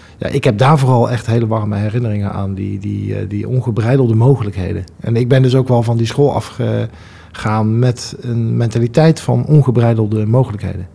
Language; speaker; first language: Dutch; native; Dutch